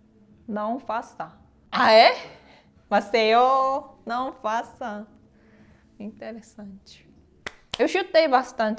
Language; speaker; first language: Portuguese; non-native, learner; Korean